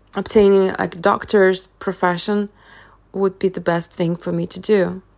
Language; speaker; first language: English; non-native, fluent; Russian